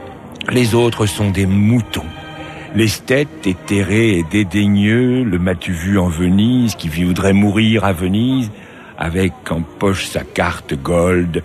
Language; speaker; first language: French; native; French